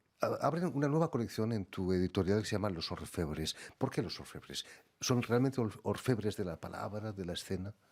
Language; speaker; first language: Spanish; native; Spanish